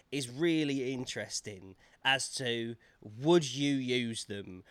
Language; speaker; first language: English; native; English